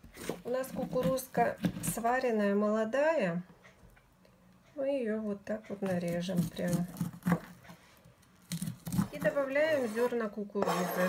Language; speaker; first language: Russian; native; Russian